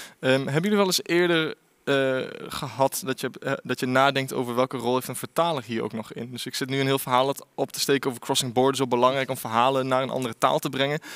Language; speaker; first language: Dutch; native; Dutch